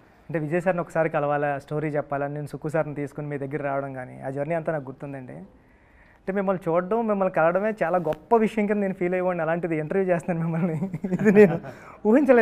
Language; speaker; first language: Telugu; native; Telugu